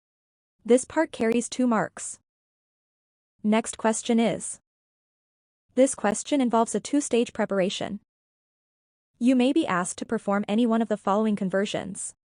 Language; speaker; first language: English; non-native, local second language; Malayalam